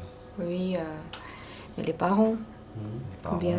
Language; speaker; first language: French; non-native, learner; Russian